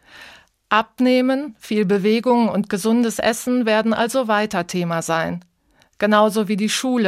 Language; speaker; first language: German; native; German